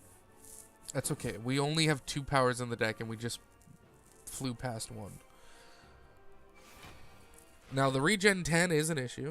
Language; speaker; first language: English; native; English